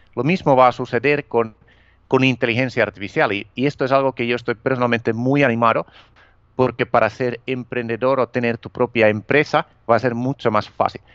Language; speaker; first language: Spanish; non-native, fluent; Finnish